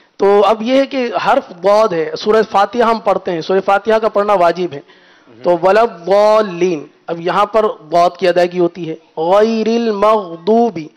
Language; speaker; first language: Urdu; native; Urdu